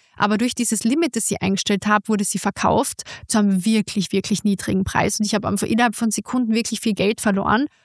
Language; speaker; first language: German; native; German